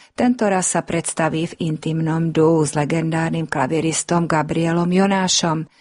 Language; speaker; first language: Slovak; early bilingual, heritage; Slovak